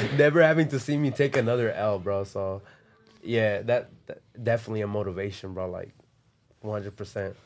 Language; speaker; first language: English; early bilingual, other home language; Spanish